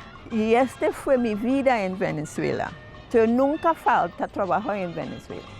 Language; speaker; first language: Spanish; non-native, learner; English